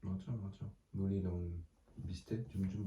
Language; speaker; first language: Korean; non-native, learner; French